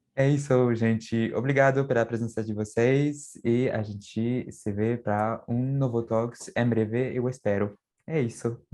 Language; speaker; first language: Portuguese; non-native, fluent; French